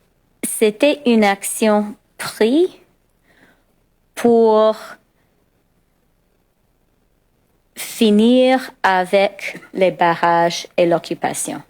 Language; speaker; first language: French; non-native, local second language; English